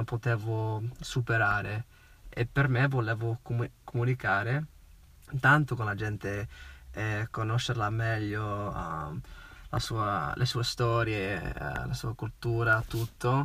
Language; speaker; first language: Italian; non-native, fluent; English